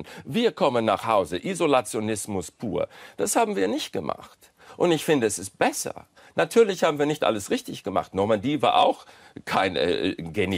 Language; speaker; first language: German; non-native, fluent; English